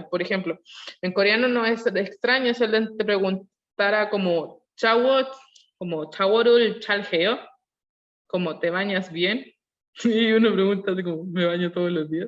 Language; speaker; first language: Spanish; non-native, learner; Korean